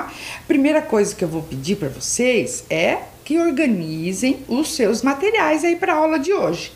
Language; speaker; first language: Portuguese; native; Portuguese